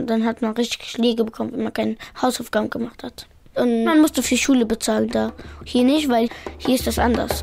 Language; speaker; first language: German; early bilingual, other home language; Pashto